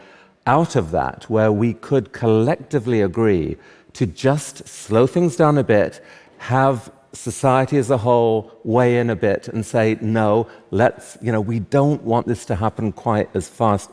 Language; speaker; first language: English; native; English